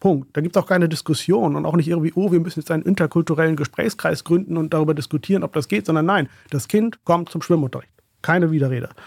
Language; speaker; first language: German; early bilingual, other home language; Urdu